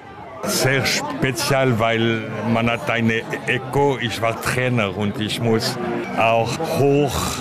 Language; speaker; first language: German; non-native, local second language; French